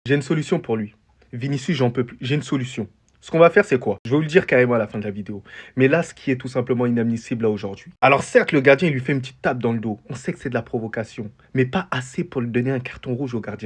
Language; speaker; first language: French; native; French